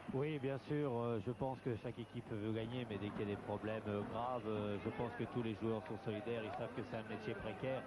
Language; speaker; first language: French; native; French